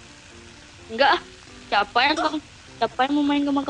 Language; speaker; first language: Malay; non-native, local second language; Minangkabau